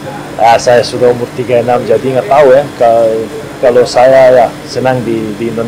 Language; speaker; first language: Indonesian; non-native, fluent; Serbian